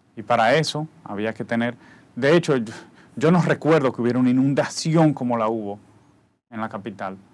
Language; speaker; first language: Spanish; native; Spanish